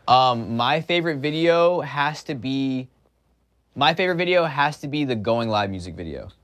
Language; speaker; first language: English; native; English